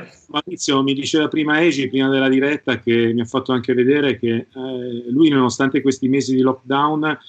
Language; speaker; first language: Italian; native; Italian